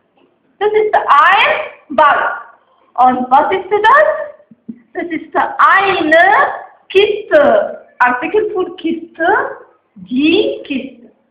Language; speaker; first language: German; non-native, fluent; Arabic